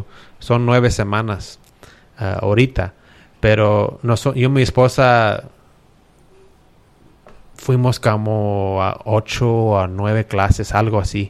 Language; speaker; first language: Spanish; early bilingual, heritage; Spanish